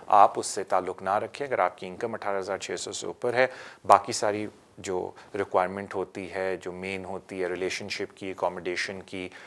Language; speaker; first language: Urdu; native; Urdu